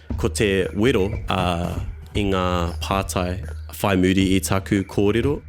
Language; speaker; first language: Māori; non-native, local second language; English